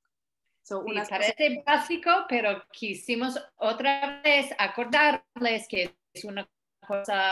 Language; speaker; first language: Spanish; non-native, fluent; English